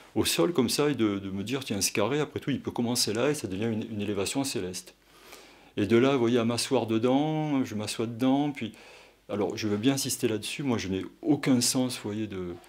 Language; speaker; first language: French; native; French